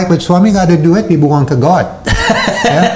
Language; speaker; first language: Indonesian; non-native, learner; English